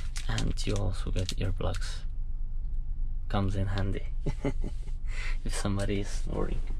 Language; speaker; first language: English; non-native, fluent; French